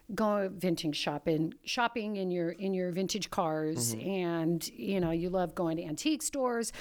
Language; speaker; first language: English; early bilingual, other home language; Italian